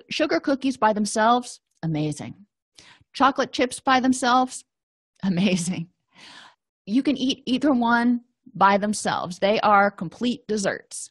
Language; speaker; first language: English; native; English